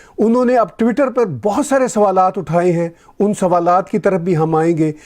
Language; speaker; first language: Urdu; native; Urdu